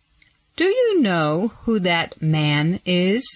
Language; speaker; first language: English; non-native, fluent; Mon